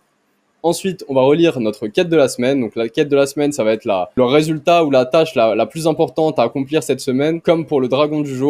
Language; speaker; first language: French; native; French